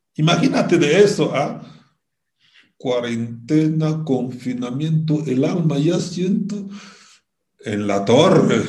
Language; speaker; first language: Spanish; non-native, fluent; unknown